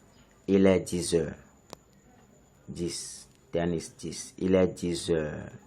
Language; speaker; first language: French; non-native, fluent; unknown